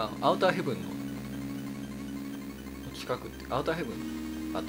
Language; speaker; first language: Japanese; native; Japanese